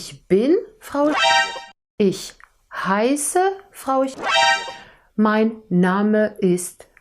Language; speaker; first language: German; non-native, fluent; French